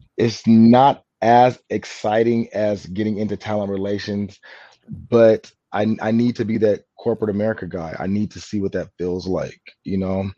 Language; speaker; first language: English; native; English